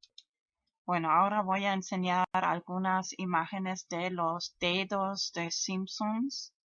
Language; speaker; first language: Spanish; non-native, fluent; German